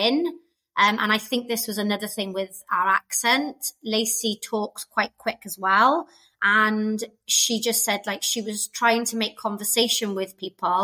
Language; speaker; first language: English; native; English